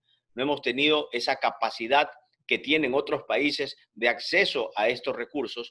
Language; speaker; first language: Spanish; native; Spanish